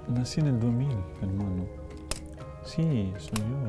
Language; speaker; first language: Spanish; non-native, learner; Italian